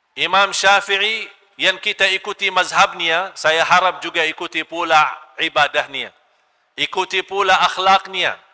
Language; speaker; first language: Malay; non-native, fluent; Arabic